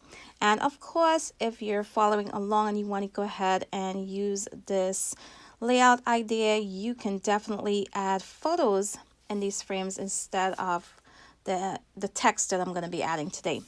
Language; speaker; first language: English; native; English